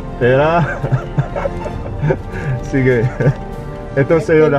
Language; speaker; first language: Filipino; non-native, learner; Arabic